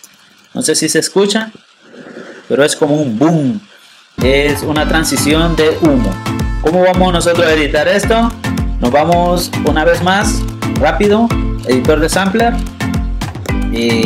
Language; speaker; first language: Spanish; native; Spanish